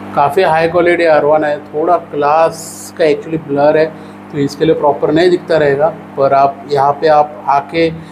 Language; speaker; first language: Hindi; non-native, local second language; Marathi